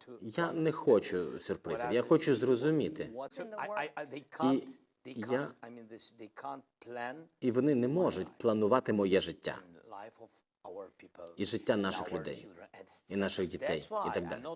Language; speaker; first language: Ukrainian; non-native, local second language; Russian